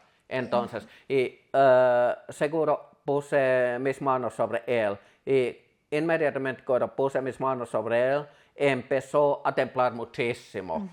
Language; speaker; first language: Spanish; non-native, fluent; Finnish